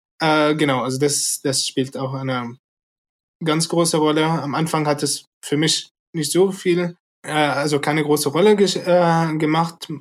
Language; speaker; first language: German; early bilingual, other home language; Arabic